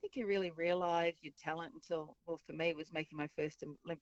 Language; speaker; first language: English; native; English